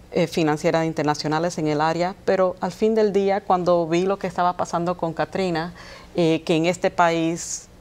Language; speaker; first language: Spanish; early bilingual, heritage; Spanish